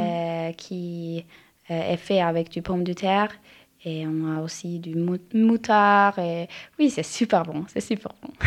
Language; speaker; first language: French; non-native, learner; Norwegian